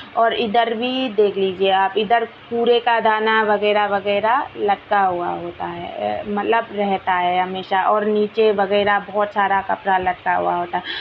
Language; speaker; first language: Hindi; non-native, local second language; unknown